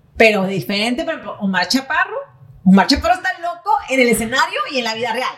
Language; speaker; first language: Spanish; native; Spanish